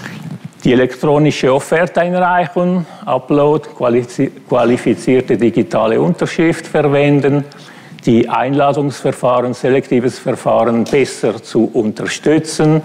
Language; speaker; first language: German; non-native, fluent; Italian